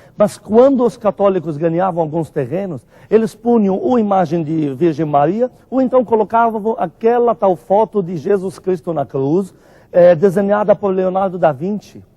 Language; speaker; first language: Portuguese; non-native, fluent; Arabic